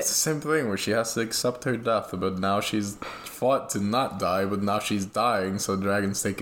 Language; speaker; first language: English; non-native, fluent; Spanish